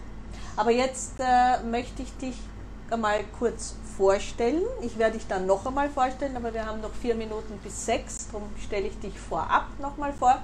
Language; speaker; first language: German; native; German